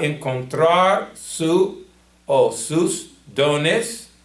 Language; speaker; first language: Spanish; non-native, fluent; English